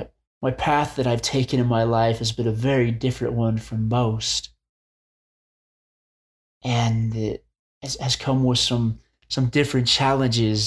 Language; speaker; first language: English; native; English